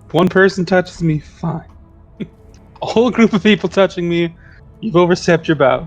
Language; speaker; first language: English; native; English